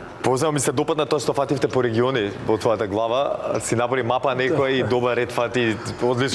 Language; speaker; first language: Macedonian; native; Macedonian